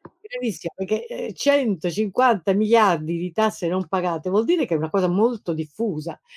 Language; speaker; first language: Italian; native; Italian